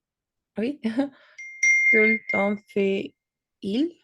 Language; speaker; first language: French; non-native, learner; English